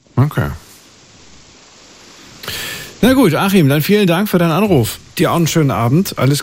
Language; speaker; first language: German; native; German